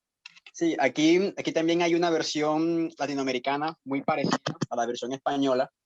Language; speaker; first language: Spanish; native; Spanish